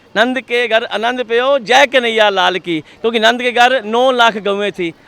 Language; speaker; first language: Hindi; non-native, local second language; Punjabi